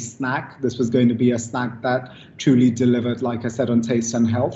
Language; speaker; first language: English; non-native, local second language; Hindi